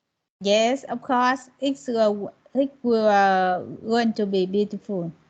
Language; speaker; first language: English; non-native, learner; Vietnamese